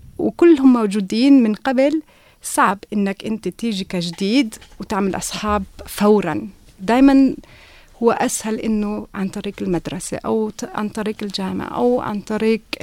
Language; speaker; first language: Arabic; non-native, fluent; German